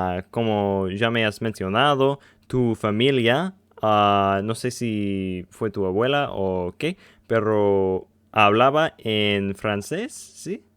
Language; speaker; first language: Spanish; non-native, learner; English